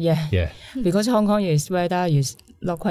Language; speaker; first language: English; non-native, learner; Cantonese